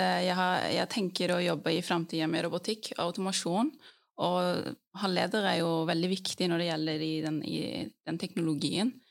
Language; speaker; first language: Norwegian; early bilingual, other home language; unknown